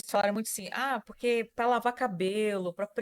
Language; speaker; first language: Portuguese; native; Portuguese